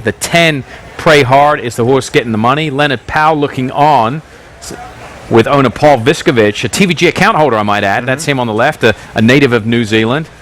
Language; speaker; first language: English; native; English